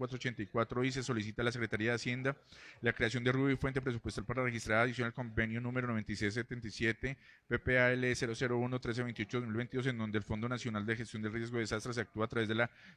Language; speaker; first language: Spanish; native; Spanish